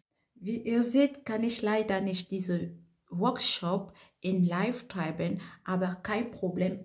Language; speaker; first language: German; non-native, fluent; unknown